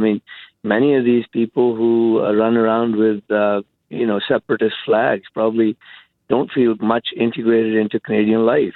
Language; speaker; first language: English; non-native, local second language; Punjabi